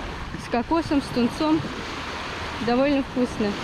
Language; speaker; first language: Russian; native; Russian